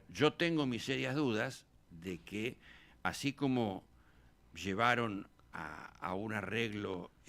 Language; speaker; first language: Spanish; native; Spanish